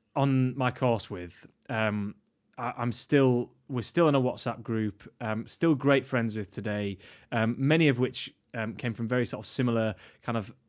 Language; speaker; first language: English; native; English